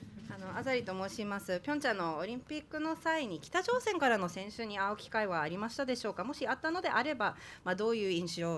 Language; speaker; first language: Japanese; native; Japanese